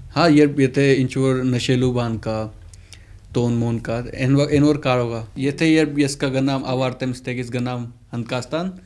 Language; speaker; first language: Armenian; non-native, fluent; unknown